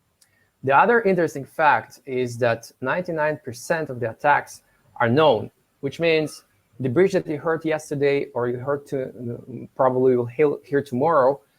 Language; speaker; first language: English; non-native, fluent; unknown